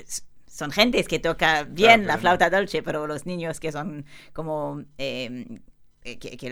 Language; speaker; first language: Spanish; non-native, learner; French